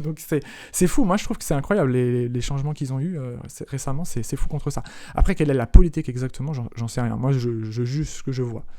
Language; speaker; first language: French; native; French